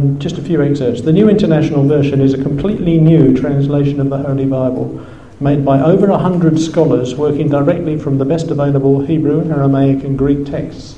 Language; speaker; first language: English; native; English